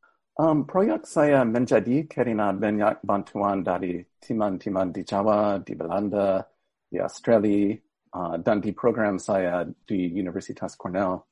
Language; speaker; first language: Indonesian; non-native, fluent; English